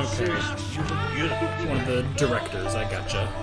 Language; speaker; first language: English; native; English